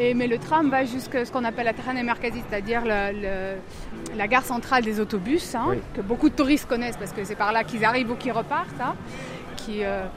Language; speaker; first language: French; native; French